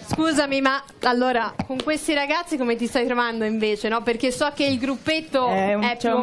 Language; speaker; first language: Italian; native; Italian